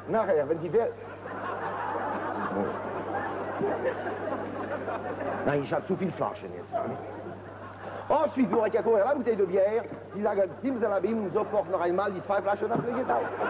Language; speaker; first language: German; non-native, fluent; French